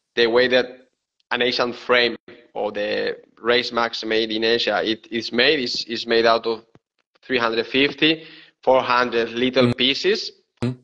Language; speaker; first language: English; non-native, fluent; Spanish